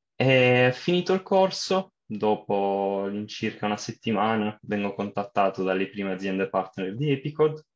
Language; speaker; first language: Italian; native; Italian